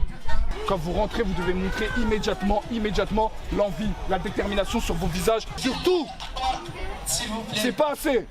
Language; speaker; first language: French; native; French